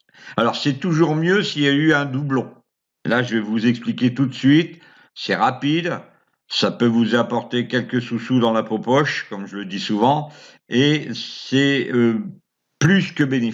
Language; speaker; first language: French; native; French